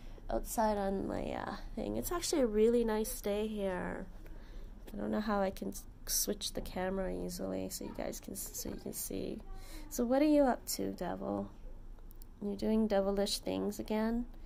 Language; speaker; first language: English; native; English